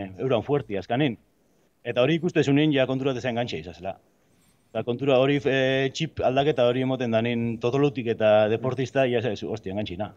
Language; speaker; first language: Basque; native; Basque